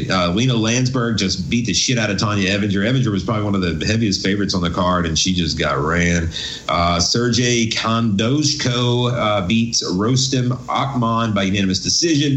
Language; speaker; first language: English; native; English